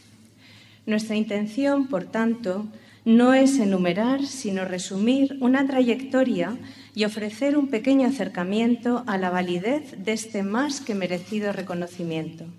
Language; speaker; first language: Spanish; native; Spanish